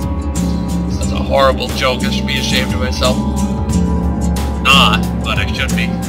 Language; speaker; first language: English; native; English